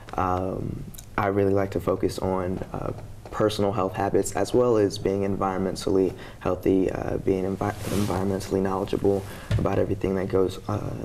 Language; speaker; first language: English; native; English